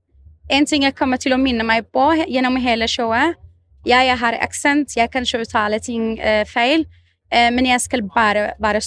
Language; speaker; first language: Norwegian; non-native, fluent; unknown